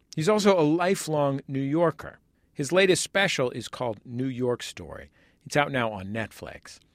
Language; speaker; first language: English; native; English